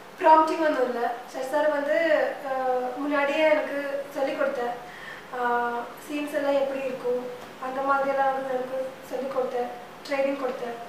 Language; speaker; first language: Tamil; non-native, learner; Malayalam